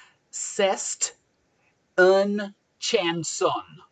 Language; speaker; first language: French; non-native, learner; English